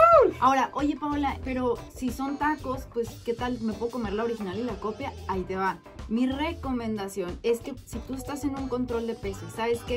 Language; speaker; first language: Spanish; native; Spanish